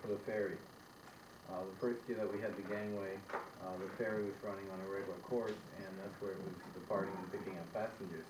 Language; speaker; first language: English; native; English